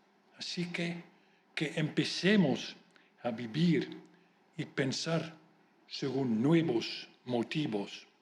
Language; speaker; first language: Spanish; non-native, fluent; Dutch